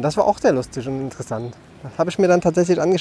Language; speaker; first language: German; native; German